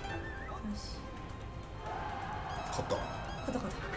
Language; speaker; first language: Japanese; native; Japanese